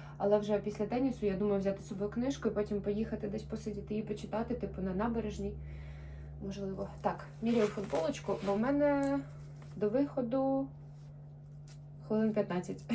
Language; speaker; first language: Ukrainian; native; Ukrainian